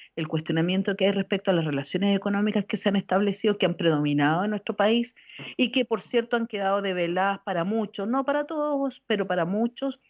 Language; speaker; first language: Spanish; native; Spanish